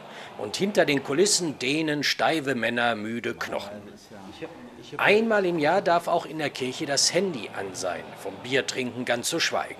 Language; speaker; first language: German; native; German